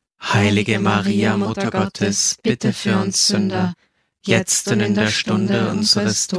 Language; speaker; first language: German; native; German